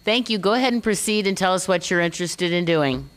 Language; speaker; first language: English; native; English